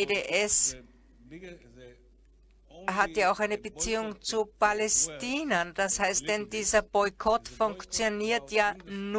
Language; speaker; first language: German; non-native, fluent; Hebrew